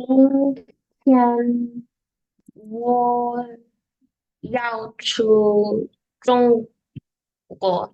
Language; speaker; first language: Chinese; non-native, learner; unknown